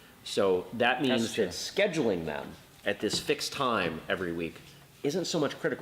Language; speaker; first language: English; native; English